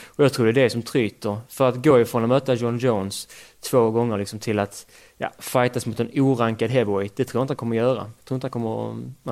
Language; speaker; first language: Swedish; native; Swedish